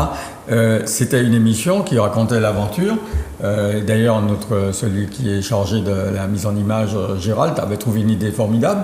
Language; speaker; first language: French; native; French